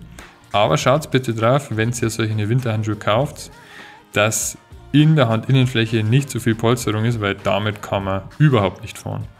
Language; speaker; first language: German; native; German